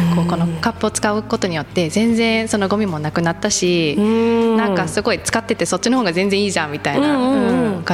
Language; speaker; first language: Japanese; early bilingual, heritage; Japanese